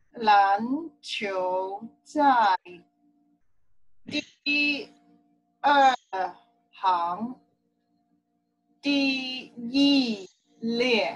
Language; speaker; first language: Chinese; non-native, learner; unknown